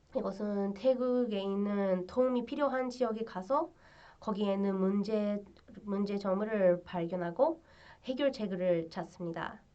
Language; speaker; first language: Korean; non-native, fluent; English